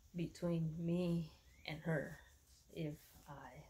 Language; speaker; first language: English; early bilingual, other home language; Spanish